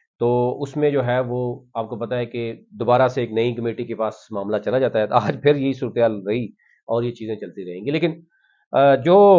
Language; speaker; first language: Urdu; non-native, local second language; Punjabi